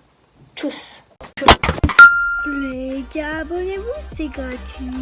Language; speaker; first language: French; native; French